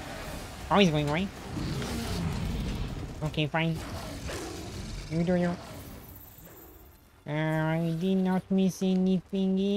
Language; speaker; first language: English; non-native, fluent; French